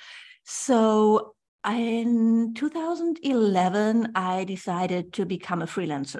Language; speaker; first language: English; non-native, fluent; German